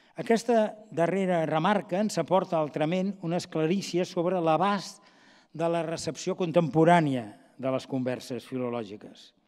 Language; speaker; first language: Catalan; native; Catalan